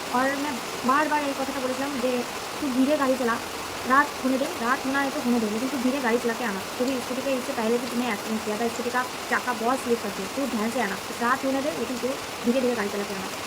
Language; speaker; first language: Hindi; non-native, local second language; Bangla